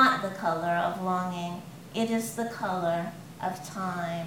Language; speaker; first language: English; native; English